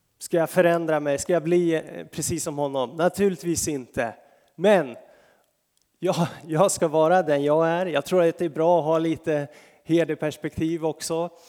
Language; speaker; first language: Swedish; native; Swedish